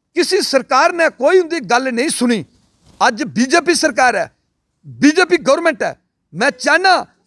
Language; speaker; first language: Punjabi; non-native, local second language; Dogri